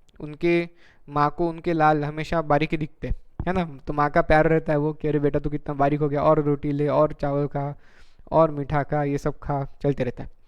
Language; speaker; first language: Hindi; non-native, local second language; Marathi